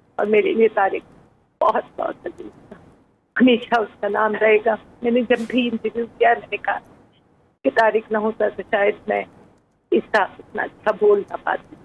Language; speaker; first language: Urdu; non-native, local second language; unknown